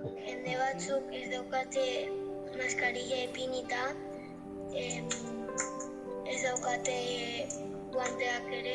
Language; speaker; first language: Basque; non-native, local second language; Spanish